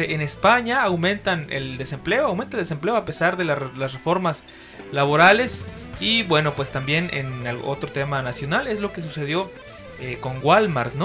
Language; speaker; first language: Spanish; native; Spanish